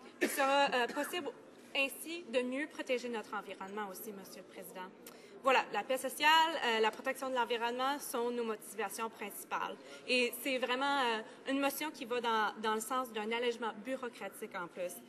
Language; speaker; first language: French; native; French